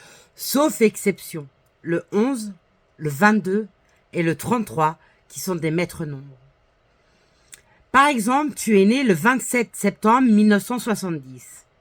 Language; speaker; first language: French; native; French